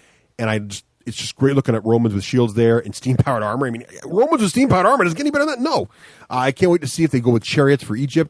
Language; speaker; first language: English; native; English